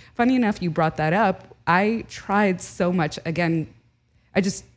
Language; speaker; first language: English; early bilingual, other home language; Arabic